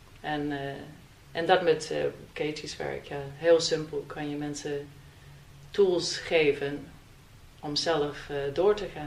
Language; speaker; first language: Dutch; non-native, fluent; English